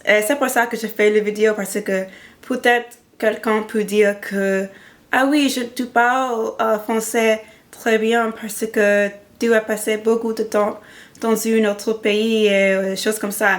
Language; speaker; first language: French; non-native, learner; English